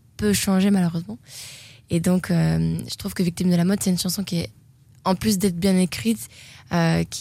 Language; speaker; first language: French; native; French